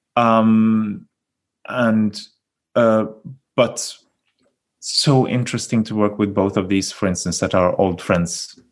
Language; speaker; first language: English; non-native, fluent; Norwegian